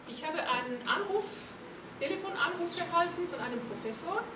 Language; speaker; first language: German; non-native, fluent; Hungarian